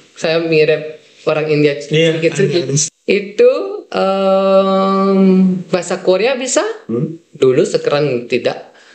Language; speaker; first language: Indonesian; non-native, fluent; Dutch